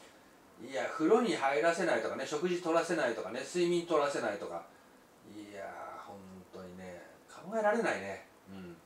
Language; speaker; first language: Japanese; native; Japanese